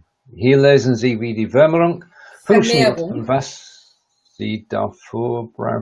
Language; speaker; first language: German; non-native, learner; English